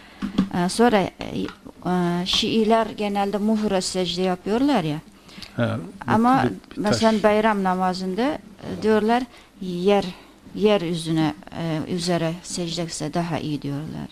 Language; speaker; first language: Turkish; non-native, fluent; Azerbaijani